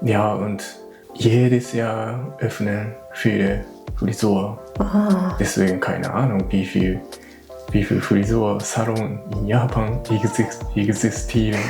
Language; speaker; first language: German; non-native, learner; Japanese